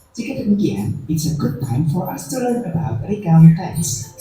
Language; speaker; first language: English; non-native, fluent; Indonesian